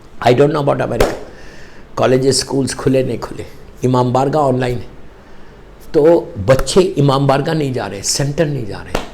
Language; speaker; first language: Urdu; native; Urdu